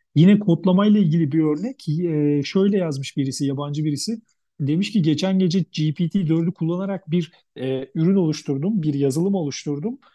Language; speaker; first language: Turkish; native; Turkish